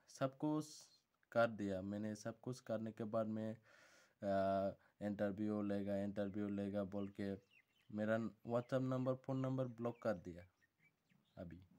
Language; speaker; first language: Hindi; non-native, local second language; Bangla